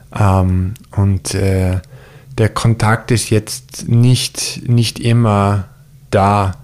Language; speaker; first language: German; early bilingual, heritage; German